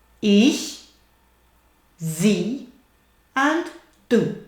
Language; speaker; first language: German; non-native, fluent; English